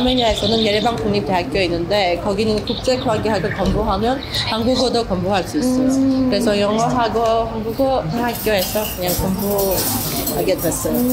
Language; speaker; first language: Korean; non-native, fluent; Armenian